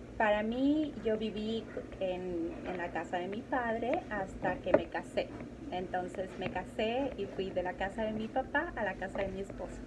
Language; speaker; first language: Spanish; native; Spanish